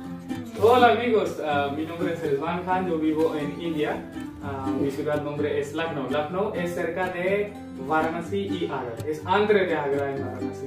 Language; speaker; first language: Spanish; non-native, learner; Hindi